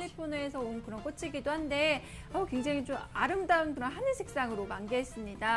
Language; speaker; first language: Korean; native; Korean